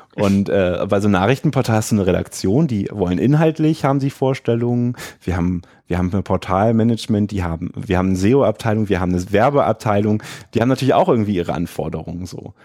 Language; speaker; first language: German; native; German